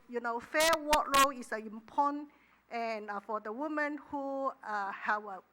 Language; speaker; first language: English; non-native, learner; Chinese